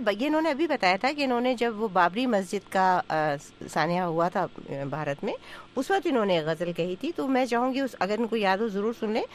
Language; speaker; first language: Urdu; native; Urdu